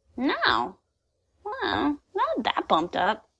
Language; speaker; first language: English; non-native, fluent; Portuguese